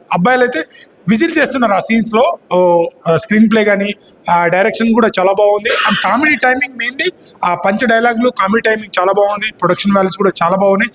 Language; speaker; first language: Telugu; native; Telugu